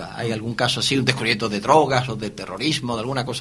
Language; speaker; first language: Spanish; native; Spanish